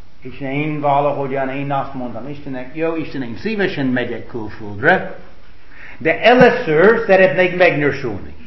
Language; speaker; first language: Hungarian; non-native, fluent; English